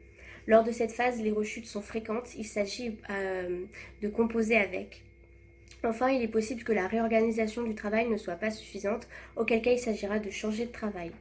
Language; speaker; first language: French; native; French